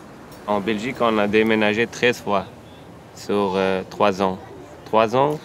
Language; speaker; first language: French; non-native, learner; Persian